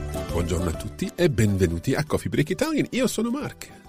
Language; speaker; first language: Italian; non-native, fluent; English